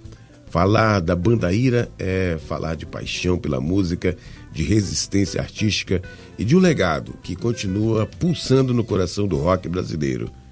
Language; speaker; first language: Portuguese; native; Portuguese